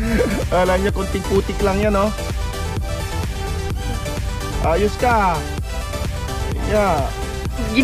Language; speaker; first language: Filipino; native; Filipino